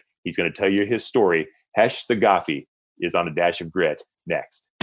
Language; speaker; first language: English; native; English